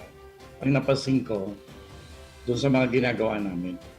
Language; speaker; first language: Filipino; native; Filipino